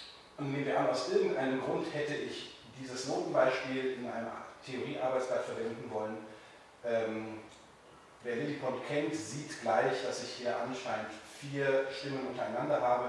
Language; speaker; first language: German; native; German